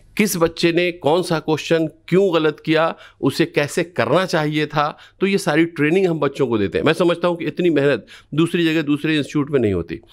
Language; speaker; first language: Hindi; native; Hindi